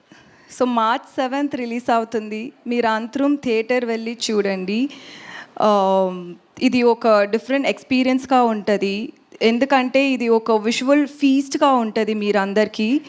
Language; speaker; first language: Telugu; non-native, learner; Tamil